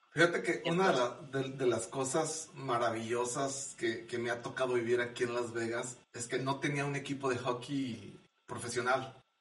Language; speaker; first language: Spanish; native; Spanish